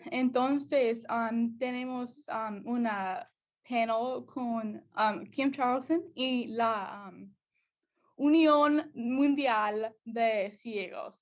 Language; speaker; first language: Spanish; non-native, learner; English